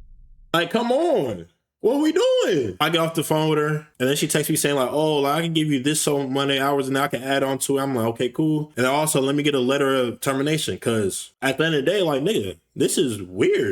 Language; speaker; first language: English; native; English